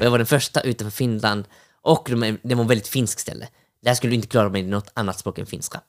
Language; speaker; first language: Swedish; early bilingual, other home language; Finnish